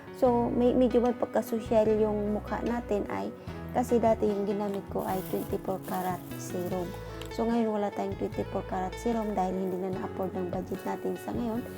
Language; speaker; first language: Filipino; non-native, local second language; Cebuano